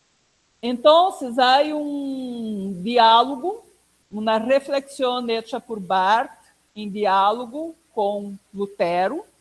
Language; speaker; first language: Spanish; non-native, learner; Portuguese